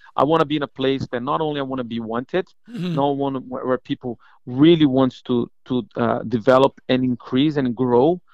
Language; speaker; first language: English; non-native, fluent; Portuguese